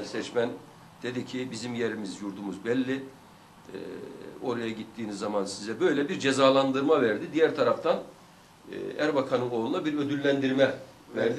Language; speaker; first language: Turkish; native; Turkish